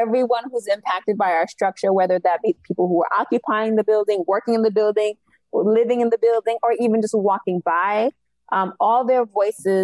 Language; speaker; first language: English; native; English